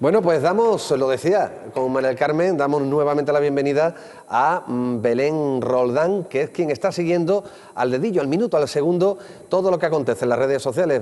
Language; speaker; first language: Spanish; native; Spanish